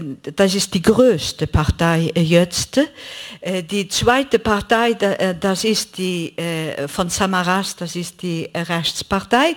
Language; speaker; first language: German; non-native, fluent; Greek